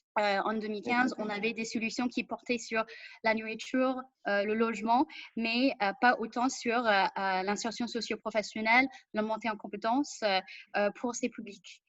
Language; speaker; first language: French; non-native, fluent; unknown